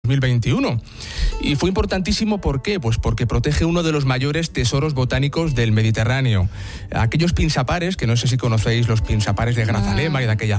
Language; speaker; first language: Spanish; native; Spanish